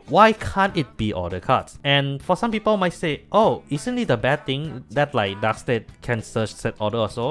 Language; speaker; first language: English; non-native, fluent; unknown